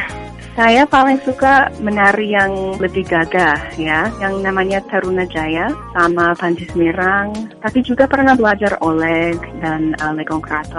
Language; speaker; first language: Indonesian; non-native, fluent; English